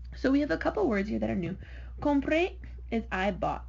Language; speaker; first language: English; native; English